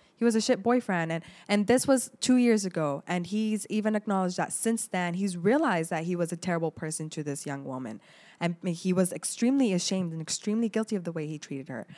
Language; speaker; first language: English; early bilingual, other home language; Arabic